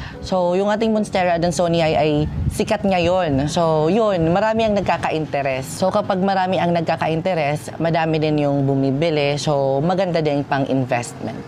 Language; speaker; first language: Filipino; non-native, local second language; Waray